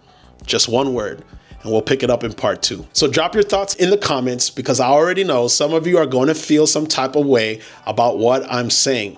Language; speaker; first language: English; native; English